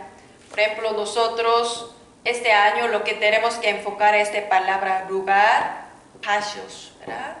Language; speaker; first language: Spanish; non-native, learner; Korean